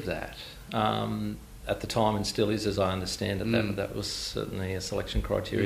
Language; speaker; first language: English; native; English